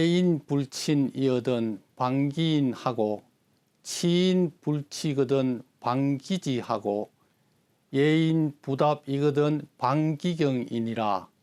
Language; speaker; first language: Korean; native; Korean